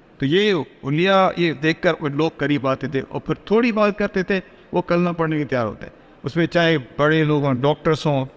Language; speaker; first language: Urdu; non-native, local second language; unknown